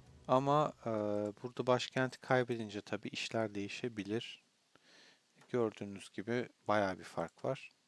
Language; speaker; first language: Turkish; native; Turkish